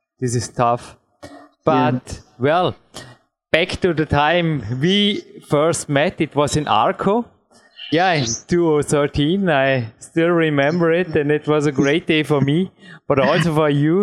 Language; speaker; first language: English; non-native, fluent; German